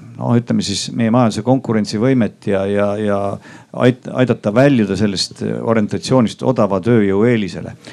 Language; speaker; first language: Estonian; native; Estonian